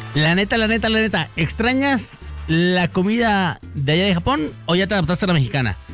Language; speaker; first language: Spanish; native; Spanish